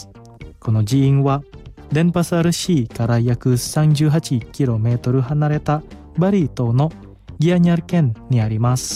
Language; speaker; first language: Japanese; non-native, fluent; Indonesian